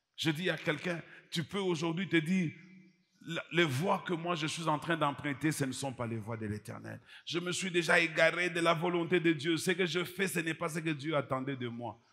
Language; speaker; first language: French; native; French